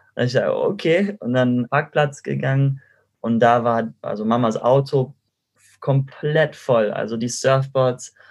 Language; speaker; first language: German; non-native, fluent; Spanish